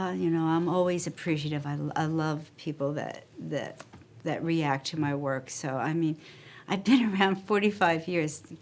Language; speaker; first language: English; native; English